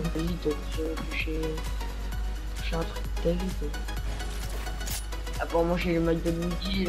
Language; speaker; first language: French; native; French